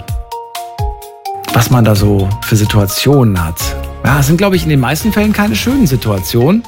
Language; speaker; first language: German; native; German